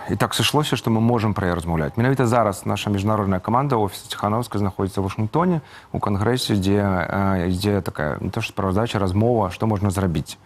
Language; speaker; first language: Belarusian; native; Belarusian